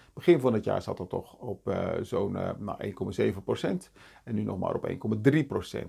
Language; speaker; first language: Dutch; native; Dutch